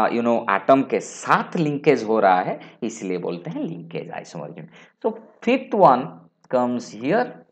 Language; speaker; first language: Hindi; non-native, local second language; Bangla